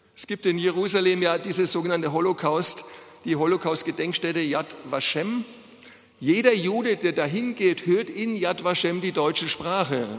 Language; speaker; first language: German; native; German